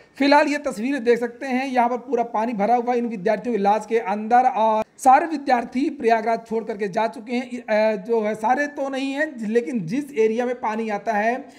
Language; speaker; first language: Hindi; native; Hindi